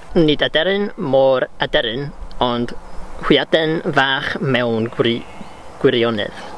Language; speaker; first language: Welsh; non-native, local second language; English